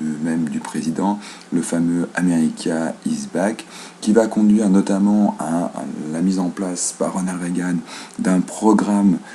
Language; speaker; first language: French; native; French